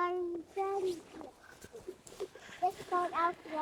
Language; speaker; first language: German; early bilingual, other home language; Indonesian